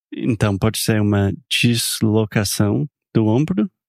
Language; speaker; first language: Portuguese; non-native, fluent; English